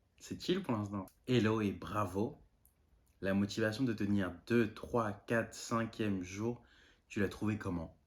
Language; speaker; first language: French; non-native, local second language; Malagasy